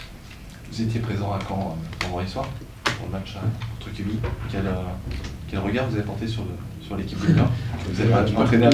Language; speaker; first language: French; non-native, fluent; Portuguese